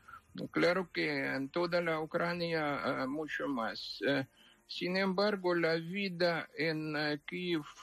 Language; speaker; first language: Spanish; non-native, fluent; Ukrainian